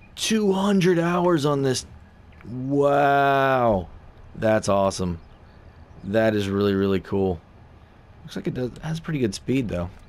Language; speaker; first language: English; native; English